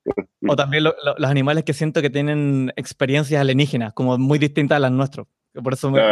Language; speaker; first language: Spanish; native; Spanish